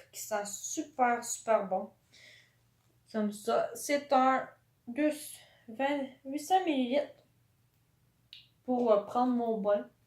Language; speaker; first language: French; native; French